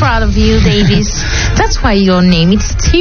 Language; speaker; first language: English; non-native, learner; French